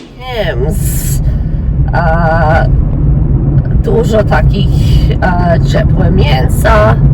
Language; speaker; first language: Polish; early bilingual, heritage; English